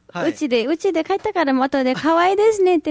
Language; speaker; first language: Japanese; non-native, learner; Nepali